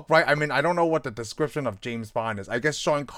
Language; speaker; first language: English; non-native, local second language; Cantonese